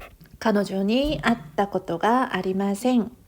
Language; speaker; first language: Japanese; non-native, fluent; Korean